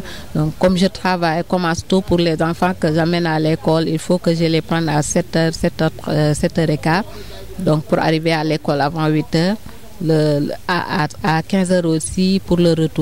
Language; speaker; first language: French; non-native, local second language; Wolof